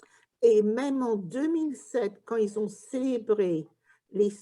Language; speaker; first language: French; early bilingual, heritage; English